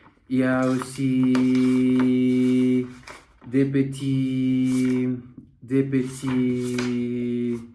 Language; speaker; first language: French; non-native, learner; Portuguese